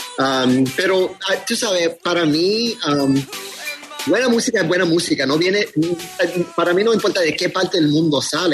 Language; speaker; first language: Spanish; early bilingual, heritage; Spanish